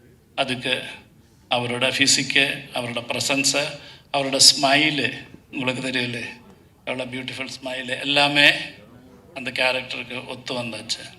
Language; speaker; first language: Tamil; non-native, learner; Malayalam